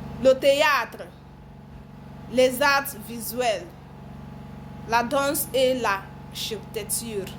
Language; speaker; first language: French; non-native, learner; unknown